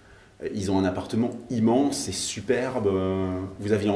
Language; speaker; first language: French; native; French